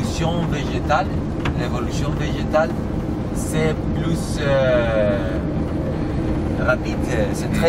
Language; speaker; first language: French; non-native, learner; Spanish